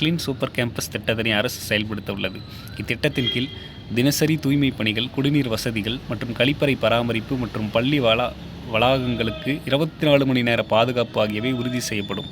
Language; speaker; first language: Tamil; native; Tamil